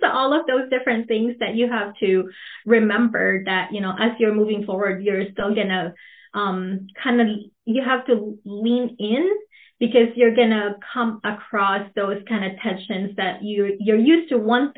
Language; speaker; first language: English; non-native, local second language; Filipino